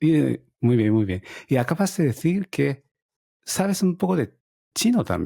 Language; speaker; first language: Spanish; non-native, fluent; Japanese